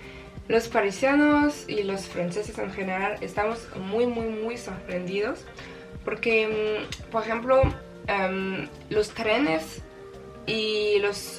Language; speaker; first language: Spanish; non-native, learner; French